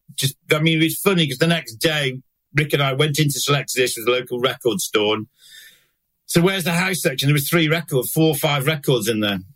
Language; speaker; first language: English; native; English